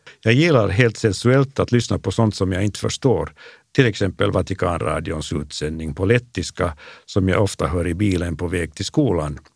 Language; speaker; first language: Swedish; native; Swedish